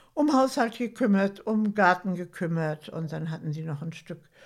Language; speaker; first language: German; native; German